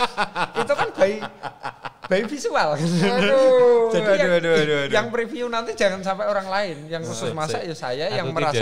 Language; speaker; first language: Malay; non-native, local second language; Javanese